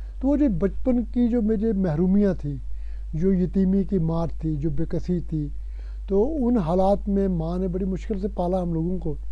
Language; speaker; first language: Urdu; non-native, local second language; Punjabi